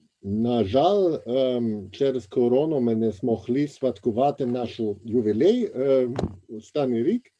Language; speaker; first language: Ukrainian; non-native, fluent; German